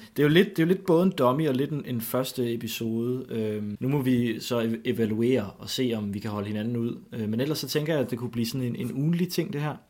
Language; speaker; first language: Danish; native; Danish